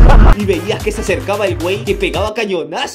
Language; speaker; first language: Spanish; native; Spanish